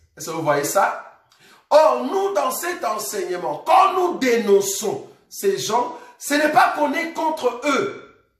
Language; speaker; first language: French; non-native, local second language; Lingala